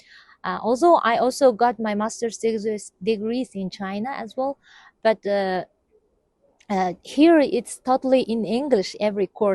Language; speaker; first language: English; non-native, fluent; Kazakh